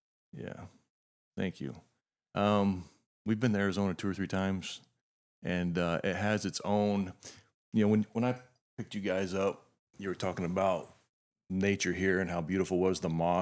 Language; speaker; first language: English; native; English